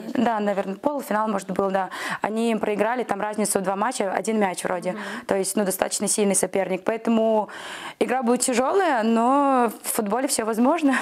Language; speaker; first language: Russian; native; Russian